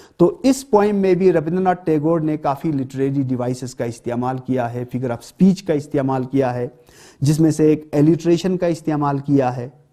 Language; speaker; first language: Hindi; non-native, local second language; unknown